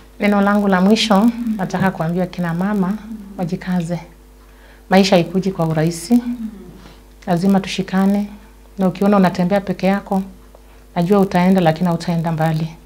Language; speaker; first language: Swahili; non-native, local second language; Luyia